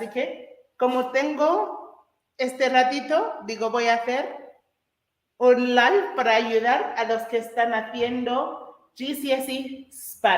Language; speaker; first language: Spanish; non-native, fluent; English